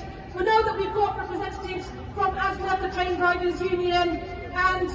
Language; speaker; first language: English; native; English